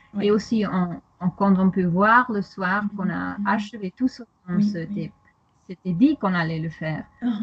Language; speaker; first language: French; non-native, fluent; German